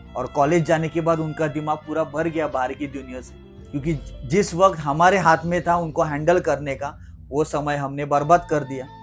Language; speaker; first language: Hindi; non-native, local second language; Marathi